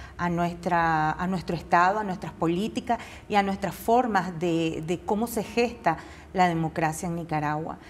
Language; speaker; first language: Spanish; native; Spanish